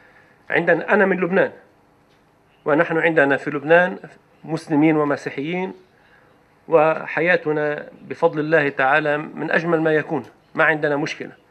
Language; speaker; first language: Arabic; native; Arabic